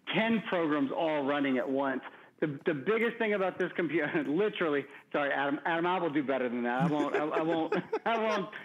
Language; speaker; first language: English; native; English